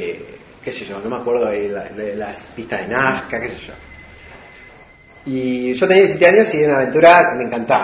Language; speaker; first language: Spanish; native; Spanish